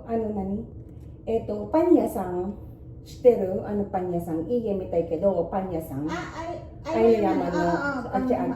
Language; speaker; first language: Japanese; non-native, learner; Filipino